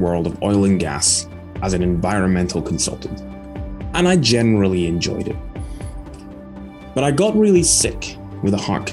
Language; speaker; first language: English; native; English